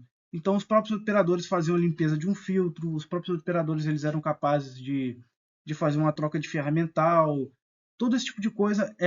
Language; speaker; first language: Portuguese; native; Portuguese